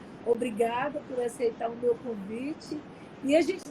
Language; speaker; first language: Portuguese; native; Portuguese